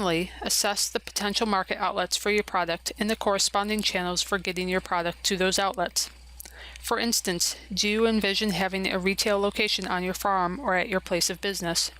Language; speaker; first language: English; native; English